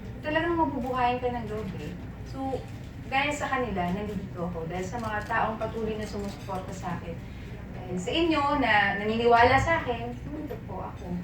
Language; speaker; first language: Filipino; native; Filipino